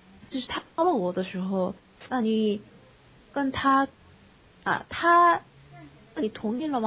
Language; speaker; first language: Chinese; non-native, fluent; Korean